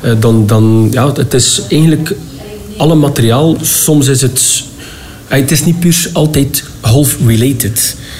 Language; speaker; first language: Dutch; native; Dutch